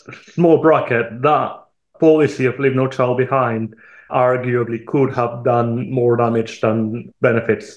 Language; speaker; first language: English; non-native, fluent; Spanish